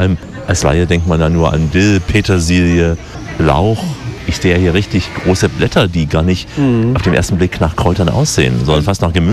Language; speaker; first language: German; native; German